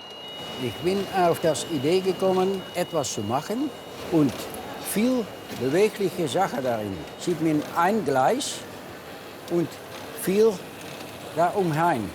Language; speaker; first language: German; non-native, learner; Dutch